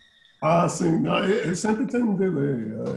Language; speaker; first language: Portuguese; non-native, fluent; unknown